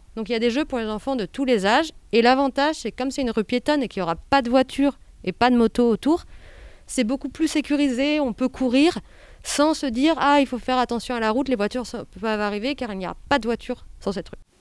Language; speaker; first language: French; native; French